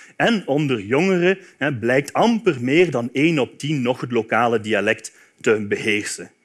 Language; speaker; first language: Dutch; native; Dutch